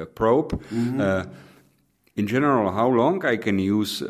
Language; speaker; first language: English; non-native, fluent; Czech